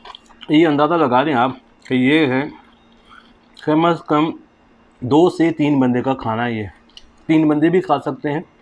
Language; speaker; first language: Hindi; native; Hindi